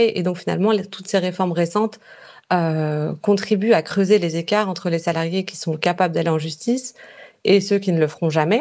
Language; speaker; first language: French; native; French